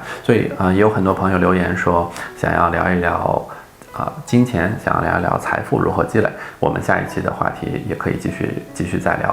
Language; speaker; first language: Chinese; native; Chinese